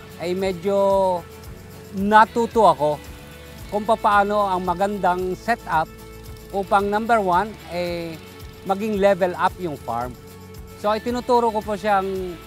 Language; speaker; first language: Filipino; native; Filipino